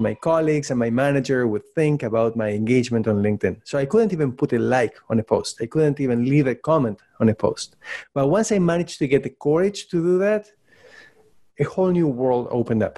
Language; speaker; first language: English; non-native, fluent; Spanish